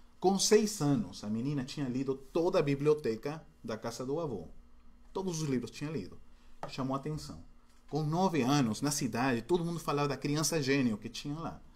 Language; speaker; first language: Portuguese; non-native, fluent; Spanish